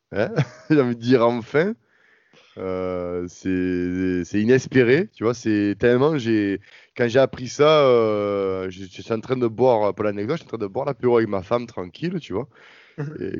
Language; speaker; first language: French; native; French